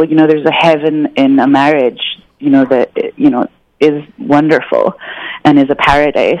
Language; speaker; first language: English; native; English